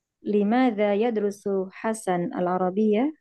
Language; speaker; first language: Arabic; non-native, learner; Indonesian